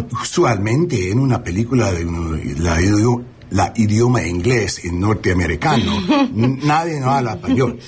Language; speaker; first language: Spanish; non-native, learner; English